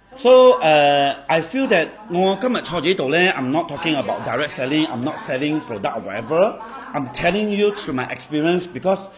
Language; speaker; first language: English; non-native, local second language; Cantonese